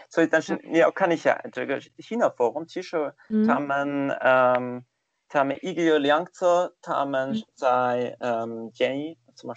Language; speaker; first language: Chinese; non-native, fluent; German